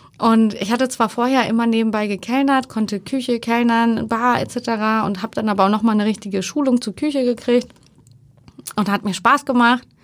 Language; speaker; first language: German; early bilingual, other home language; Turkish